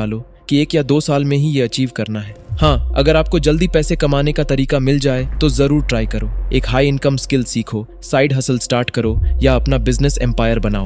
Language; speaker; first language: Hindi; native; Hindi